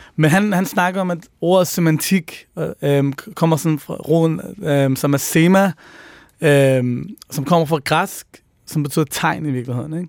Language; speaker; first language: Danish; early bilingual, other home language; Persian